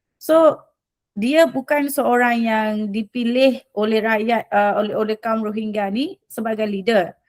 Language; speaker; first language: Malay; early bilingual, other home language; Rohingya